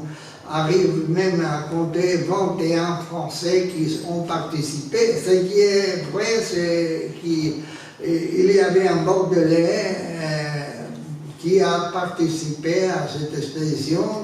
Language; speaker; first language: French; non-native, fluent; Spanish